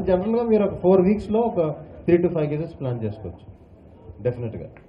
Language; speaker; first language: Telugu; native; Telugu